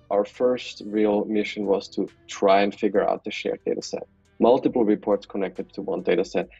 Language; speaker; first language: English; non-native, fluent; German